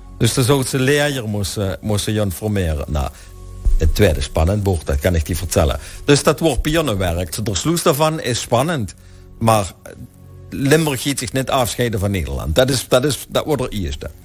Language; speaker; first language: Dutch; non-native, local second language; Limburgish